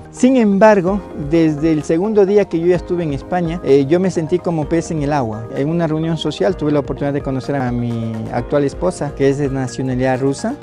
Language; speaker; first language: Spanish; native; Spanish